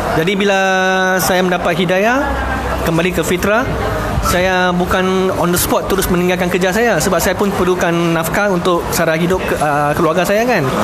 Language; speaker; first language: Malay; non-native, local second language; Chinese